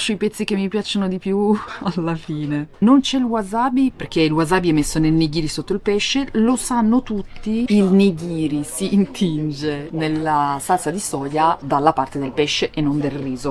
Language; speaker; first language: Italian; native; Italian